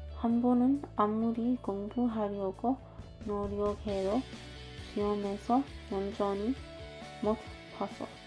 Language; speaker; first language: Korean; non-native, learner; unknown